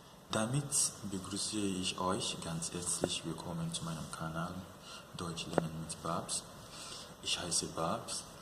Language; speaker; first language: German; non-native, fluent; Yoruba